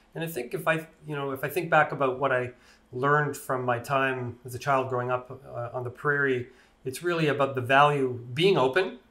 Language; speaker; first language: English; native; English